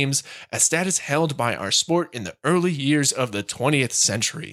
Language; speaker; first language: English; native; English